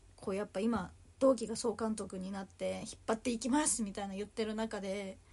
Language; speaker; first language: Japanese; native; Japanese